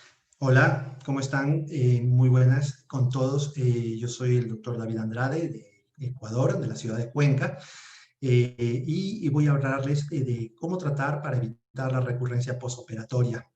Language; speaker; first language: Spanish; native; Spanish